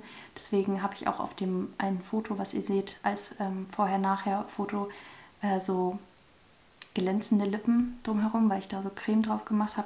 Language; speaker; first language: German; native; German